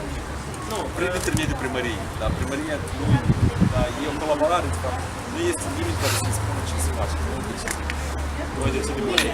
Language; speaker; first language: Romanian; native; Romanian